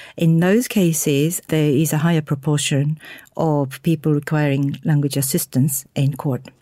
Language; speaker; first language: English; non-native, fluent; Japanese